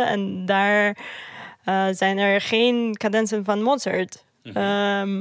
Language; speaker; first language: Dutch; non-native, fluent; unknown